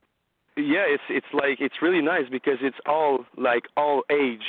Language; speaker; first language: English; non-native, learner; French